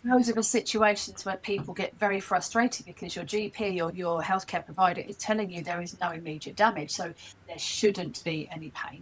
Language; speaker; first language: English; native; English